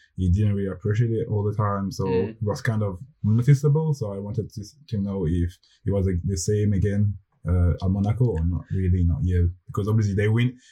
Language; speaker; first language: English; non-native, fluent; French